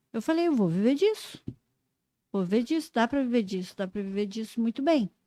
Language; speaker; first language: Portuguese; native; Portuguese